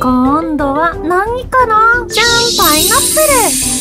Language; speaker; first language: Japanese; native; Japanese